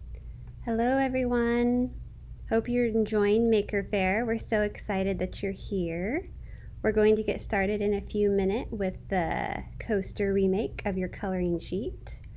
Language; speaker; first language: English; native; English